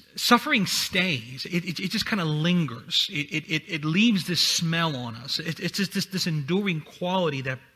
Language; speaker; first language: English; non-native, fluent; Spanish